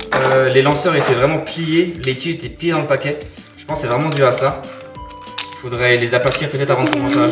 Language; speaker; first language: French; native; French